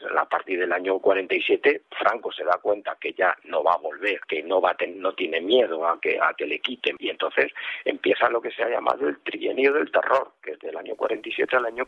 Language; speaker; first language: Spanish; native; Spanish